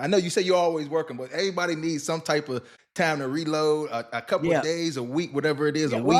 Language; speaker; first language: English; native; English